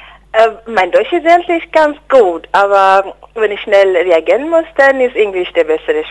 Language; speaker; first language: German; non-native, learner; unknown